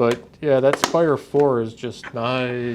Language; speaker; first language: English; native; English